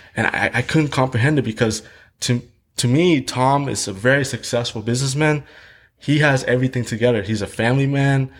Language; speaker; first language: English; early bilingual, other home language; Vietnamese